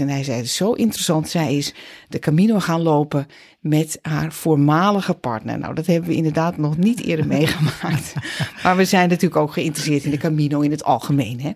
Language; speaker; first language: Dutch; native; Dutch